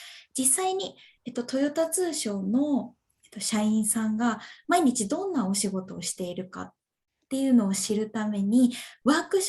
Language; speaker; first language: Japanese; native; Japanese